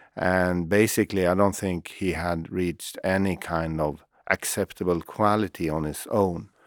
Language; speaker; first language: English; non-native, fluent; Swedish